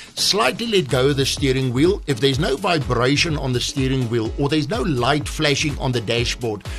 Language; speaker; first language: English; non-native, local second language; Afrikaans